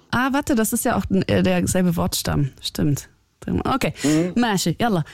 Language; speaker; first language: German; early bilingual, other home language; Arabic